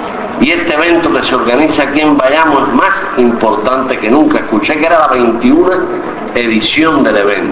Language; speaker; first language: Spanish; native; Spanish